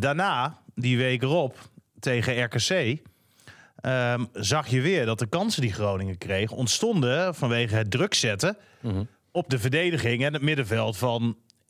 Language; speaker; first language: Dutch; native; Dutch